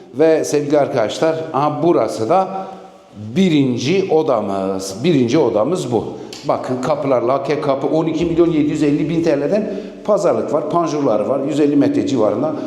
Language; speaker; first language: Turkish; native; Turkish